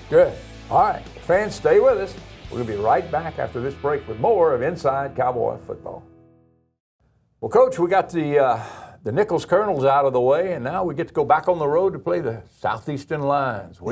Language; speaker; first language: English; native; English